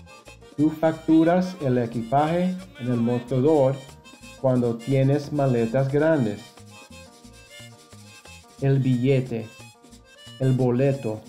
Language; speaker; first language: Spanish; non-native, fluent; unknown